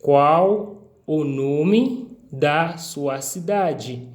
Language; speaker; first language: Portuguese; non-native, fluent; Haitian Creole